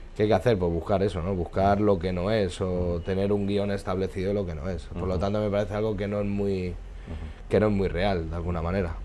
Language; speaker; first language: Spanish; native; Spanish